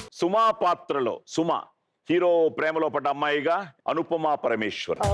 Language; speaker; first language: Telugu; native; Telugu